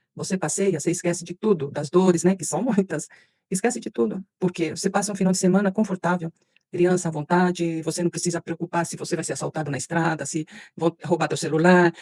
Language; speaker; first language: Portuguese; early bilingual, other home language; Spanish